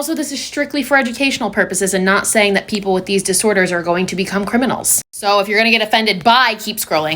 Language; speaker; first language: English; native; English